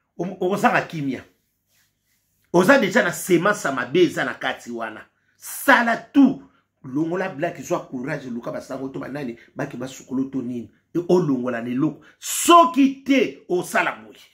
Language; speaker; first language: Lingala; native; Lingala